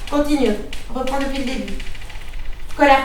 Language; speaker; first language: French; native; French